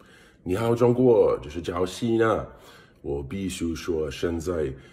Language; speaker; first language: Chinese; non-native, learner; English